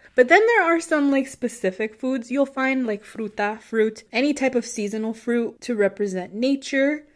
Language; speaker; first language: English; native; English